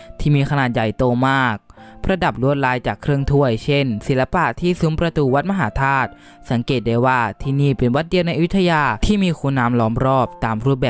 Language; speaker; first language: Thai; native; Thai